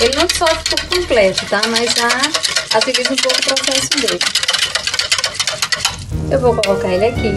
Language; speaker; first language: Portuguese; native; Portuguese